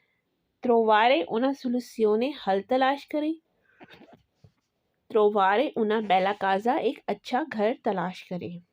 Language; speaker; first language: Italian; non-native, fluent; Urdu